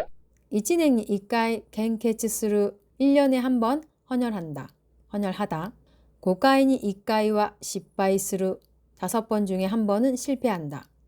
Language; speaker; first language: Korean; native; Korean